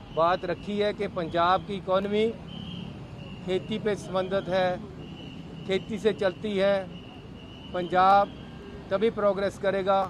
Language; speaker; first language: Hindi; non-native, local second language; Punjabi